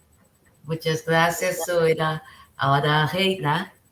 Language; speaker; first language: Spanish; non-native, local second language; Portuguese